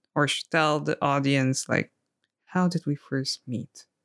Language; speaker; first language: English; non-native, local second language; Filipino